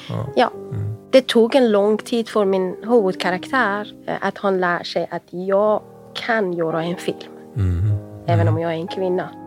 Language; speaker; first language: Swedish; non-native, fluent; Persian